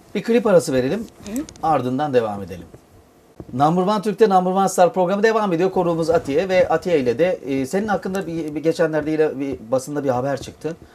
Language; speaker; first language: Turkish; native; Turkish